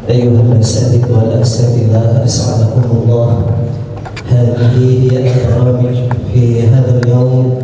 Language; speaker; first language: Arabic; non-native, learner; Indonesian